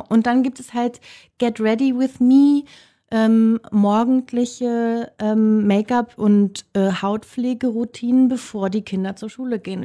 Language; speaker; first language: German; native; German